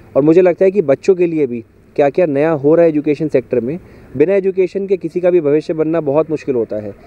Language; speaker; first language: Hindi; native; Hindi